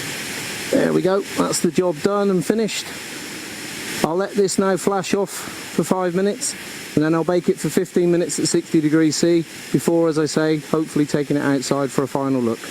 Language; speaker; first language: English; native; English